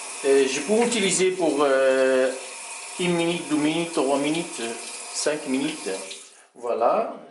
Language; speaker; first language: French; non-native, fluent; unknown